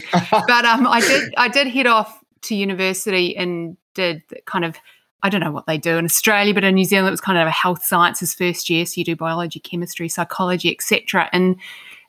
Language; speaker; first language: English; native; English